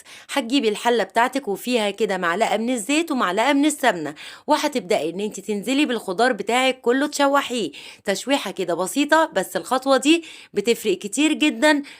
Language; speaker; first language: Arabic; native; Arabic